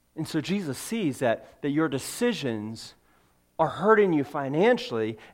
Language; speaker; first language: English; native; English